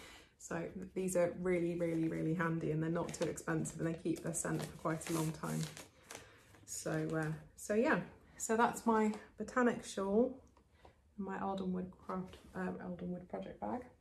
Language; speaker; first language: English; native; English